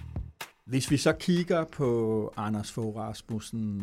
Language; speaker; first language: Danish; native; Danish